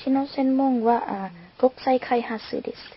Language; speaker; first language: Japanese; non-native, learner; Lao